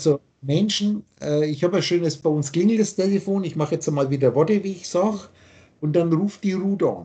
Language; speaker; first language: German; native; German